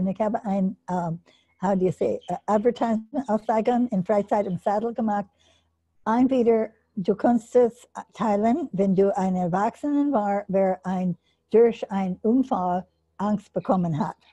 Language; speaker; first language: German; non-native, learner; English